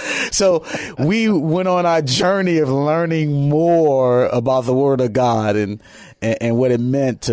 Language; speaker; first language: English; native; English